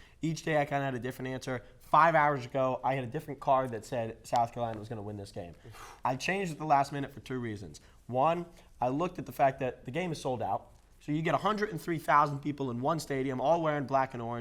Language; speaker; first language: English; native; English